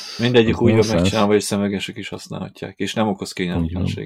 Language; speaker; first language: Hungarian; native; Hungarian